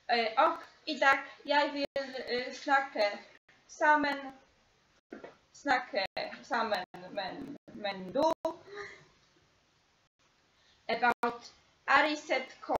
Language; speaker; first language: Norwegian; non-native, learner; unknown